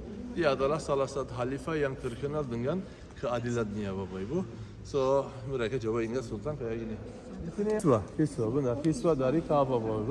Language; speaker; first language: Indonesian; non-native, fluent; Turkish